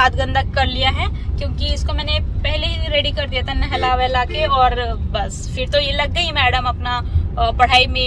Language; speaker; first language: Hindi; native; Hindi